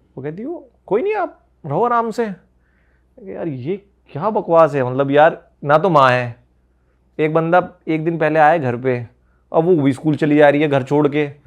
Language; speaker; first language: Hindi; native; Hindi